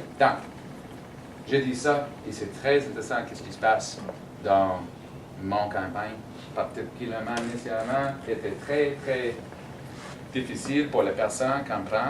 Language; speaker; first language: French; non-native, learner; English